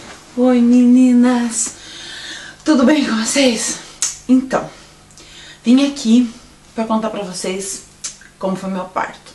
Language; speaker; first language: Portuguese; native; Portuguese